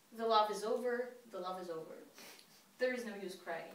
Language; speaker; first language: English; non-native, fluent; Russian